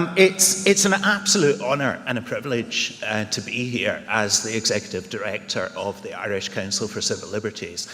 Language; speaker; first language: English; native; English